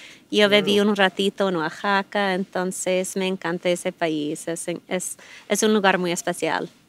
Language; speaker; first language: Spanish; non-native, fluent; English